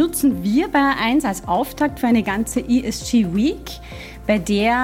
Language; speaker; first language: German; native; German